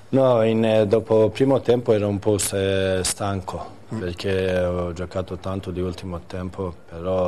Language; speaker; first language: Italian; non-native, fluent; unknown